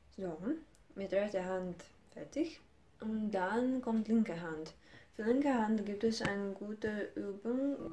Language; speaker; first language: German; non-native, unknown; Ukrainian